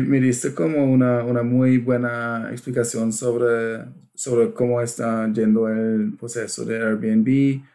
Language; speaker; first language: Spanish; non-native, fluent; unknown